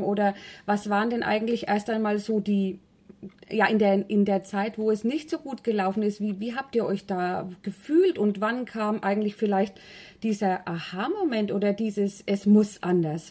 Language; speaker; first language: German; native; German